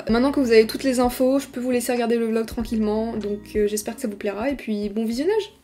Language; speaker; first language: French; native; French